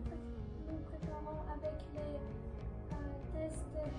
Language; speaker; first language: French; non-native, learner; Uzbek